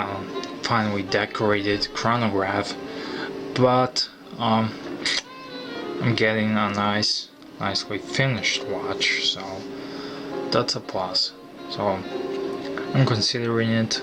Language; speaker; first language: English; non-native, fluent; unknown